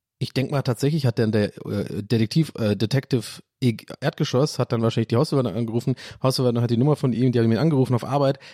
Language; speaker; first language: German; non-native, fluent; English